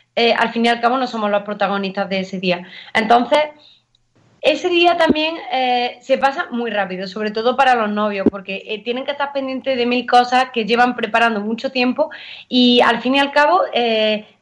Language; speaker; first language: Spanish; native; Spanish